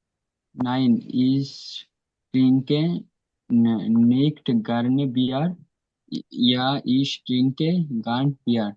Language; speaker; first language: German; non-native, learner; Bangla